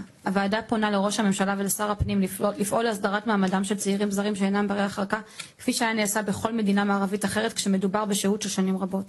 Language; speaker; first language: Hebrew; native; Hebrew